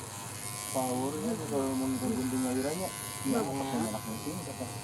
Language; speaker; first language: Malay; non-native, local second language; Sundanese